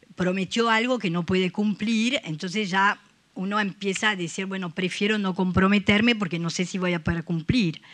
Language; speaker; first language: Spanish; non-native, fluent; French